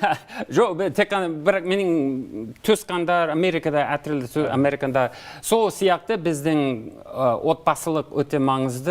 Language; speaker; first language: Kazakh; non-native, learner; English